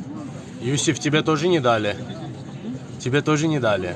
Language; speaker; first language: Russian; non-native, fluent; Azerbaijani